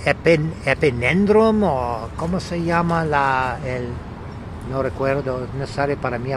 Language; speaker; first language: Spanish; non-native, learner; English